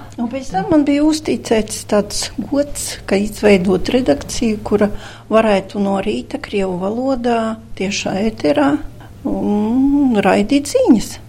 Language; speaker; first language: Latvian; non-native, local second language; Russian